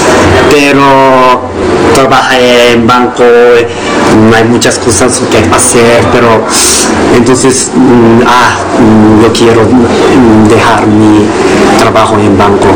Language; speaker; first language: Spanish; non-native, learner; Japanese